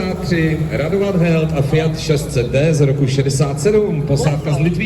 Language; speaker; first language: Czech; native; Czech